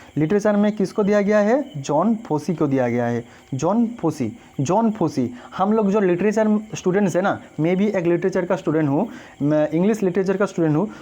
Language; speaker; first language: Hindi; non-native, local second language; Bangla